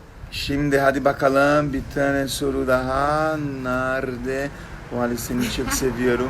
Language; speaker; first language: Turkish; non-native, learner; Portuguese